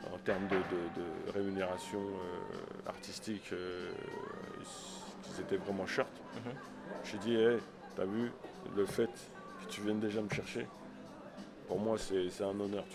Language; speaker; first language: French; native; French